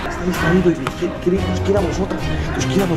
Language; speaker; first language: Spanish; native; Spanish